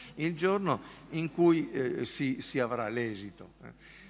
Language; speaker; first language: Italian; native; Italian